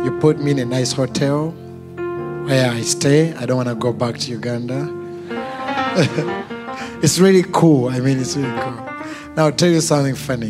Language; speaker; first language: English; non-native, local second language; Ganda